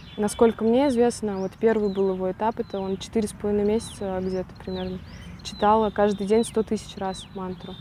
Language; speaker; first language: Russian; native; Russian